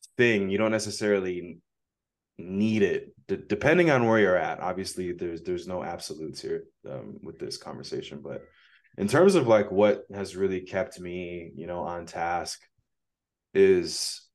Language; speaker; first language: English; native; English